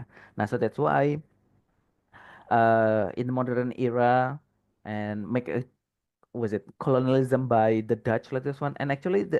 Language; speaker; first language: English; non-native, fluent; Indonesian